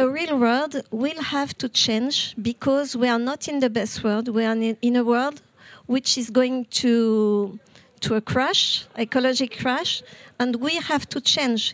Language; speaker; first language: English; non-native, fluent; French